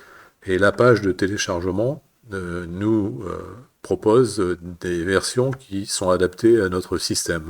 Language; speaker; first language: French; native; French